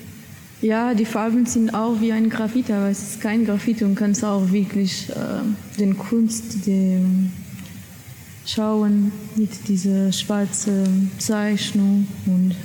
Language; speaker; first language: German; non-native, learner; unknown